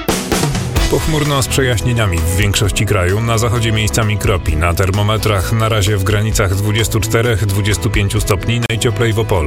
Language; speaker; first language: Polish; native; Polish